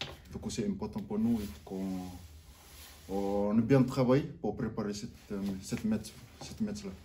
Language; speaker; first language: French; non-native, learner; Fijian